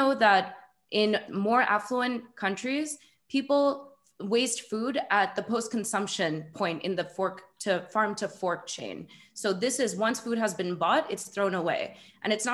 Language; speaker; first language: English; native; English